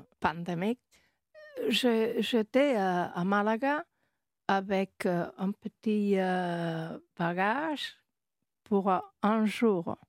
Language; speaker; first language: French; non-native, learner; Spanish